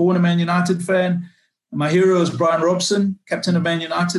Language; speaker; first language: English; native; English